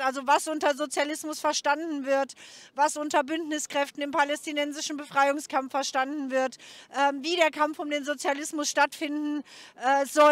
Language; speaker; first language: German; native; German